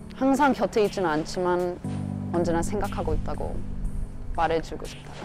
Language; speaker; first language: Korean; early bilingual, heritage; Korean